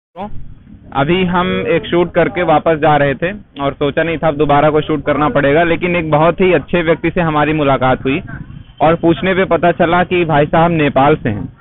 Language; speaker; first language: Hindi; native; Hindi